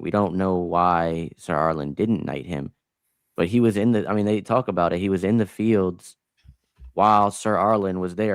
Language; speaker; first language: English; native; English